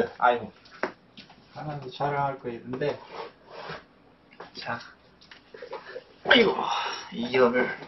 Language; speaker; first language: Korean; non-native, fluent; Polish